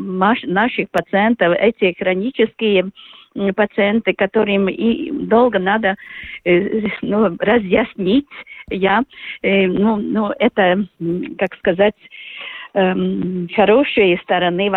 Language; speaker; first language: Russian; non-native, local second language; Latvian